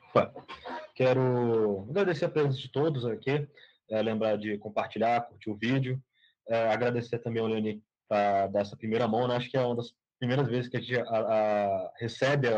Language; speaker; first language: Portuguese; native; Portuguese